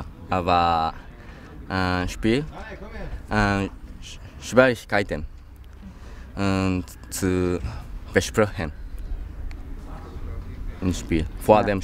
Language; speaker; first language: German; non-native, learner; Japanese